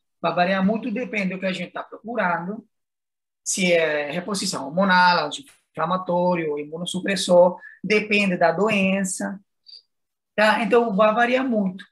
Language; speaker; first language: Portuguese; non-native, fluent; Spanish